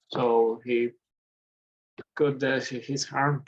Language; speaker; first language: English; non-native, learner; Spanish